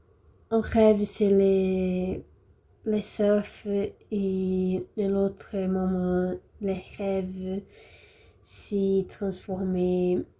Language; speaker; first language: French; non-native, learner; Portuguese